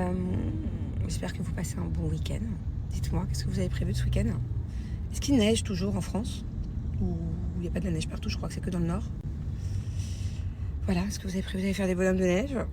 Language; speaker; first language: French; native; French